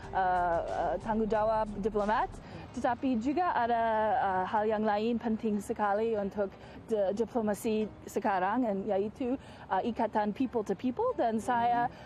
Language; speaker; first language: Indonesian; non-native, fluent; English